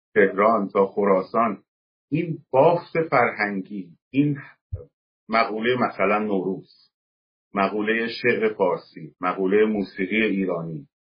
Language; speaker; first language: Persian; native; Persian